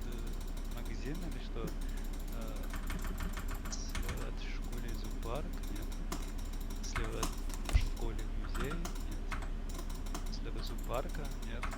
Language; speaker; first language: Russian; non-native, learner; English